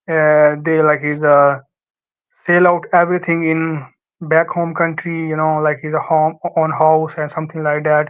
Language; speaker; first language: English; non-native, learner; Urdu